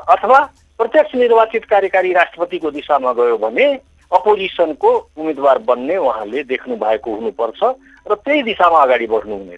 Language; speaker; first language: Nepali; non-native, local second language; Maithili